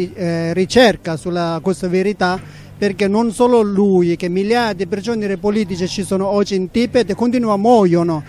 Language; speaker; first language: Italian; non-native, learner; Tibetan